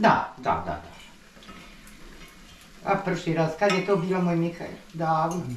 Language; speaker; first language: Polish; non-native, learner; Croatian